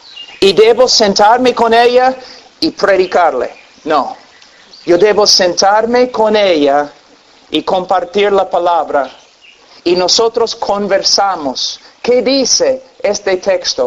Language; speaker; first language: Spanish; non-native, fluent; English